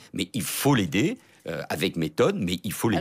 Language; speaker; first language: French; early bilingual, other home language; Catalan